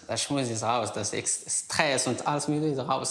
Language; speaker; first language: German; non-native, learner; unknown